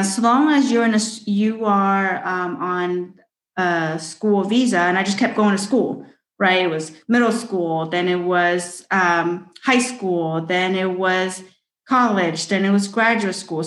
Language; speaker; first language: English; early bilingual, other home language; Chinese